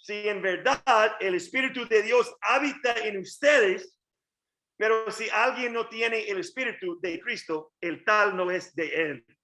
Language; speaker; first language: Spanish; non-native, learner; English